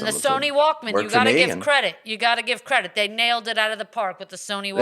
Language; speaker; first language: English; native; English